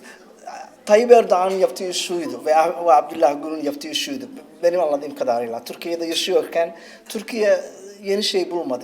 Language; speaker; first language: Turkish; non-native, fluent; Somali